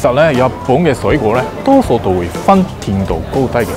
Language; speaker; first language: Chinese; non-native, fluent; Japanese